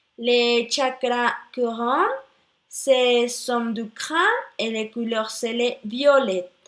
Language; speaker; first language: French; non-native, learner; Spanish